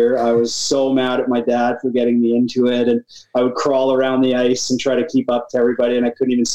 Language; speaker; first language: English; native; English